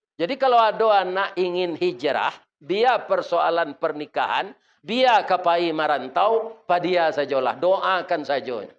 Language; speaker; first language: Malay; non-native, local second language; Minangkabau